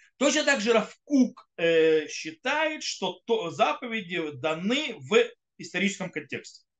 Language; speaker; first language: Russian; early bilingual, heritage; Russian